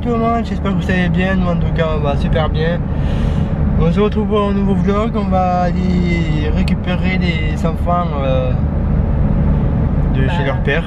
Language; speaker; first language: French; native; French